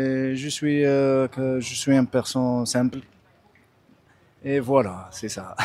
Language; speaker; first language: French; non-native, local second language; Arabic